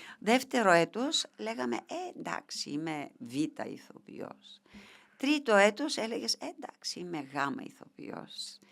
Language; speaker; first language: Greek; non-native, fluent; Bulgarian